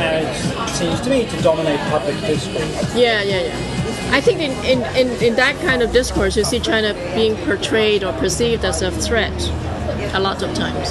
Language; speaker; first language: English; non-native, local second language; Cantonese